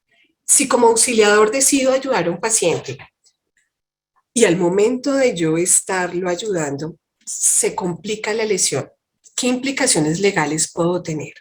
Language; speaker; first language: Spanish; native; Spanish